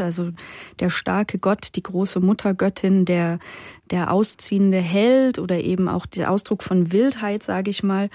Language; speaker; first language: German; native; German